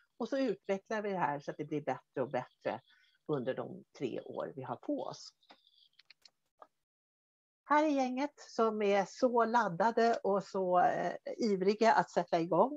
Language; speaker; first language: Swedish; native; Swedish